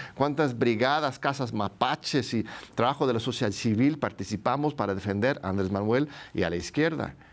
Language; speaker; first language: Spanish; non-native, fluent; English